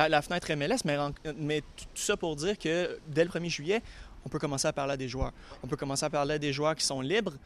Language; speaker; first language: French; native; French